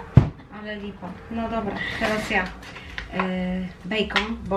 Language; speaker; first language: Polish; native; Polish